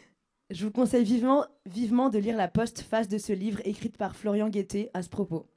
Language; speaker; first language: French; native; French